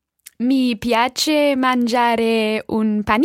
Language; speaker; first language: Italian; non-native, learner; English